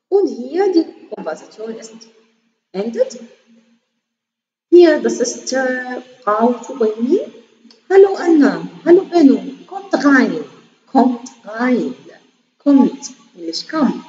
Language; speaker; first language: German; non-native, learner; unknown